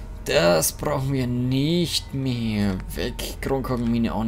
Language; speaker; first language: German; native; German